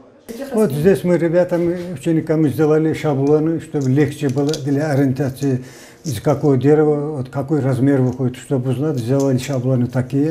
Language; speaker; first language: Russian; non-native, local second language; Kumyk